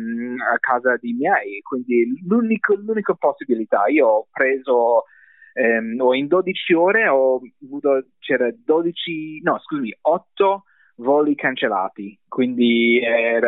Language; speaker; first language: Italian; non-native, fluent; English